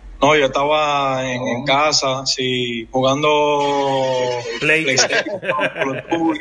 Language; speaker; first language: Spanish; early bilingual, heritage; English